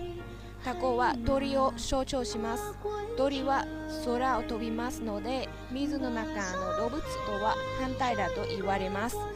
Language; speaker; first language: Japanese; non-native, learner; Vietnamese